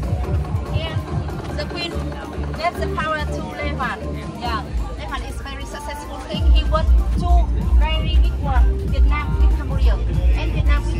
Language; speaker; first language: English; non-native, fluent; Vietnamese